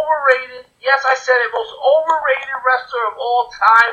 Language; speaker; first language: English; native; English